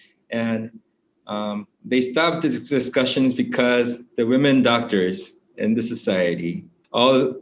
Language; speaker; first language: English; non-native, fluent; Korean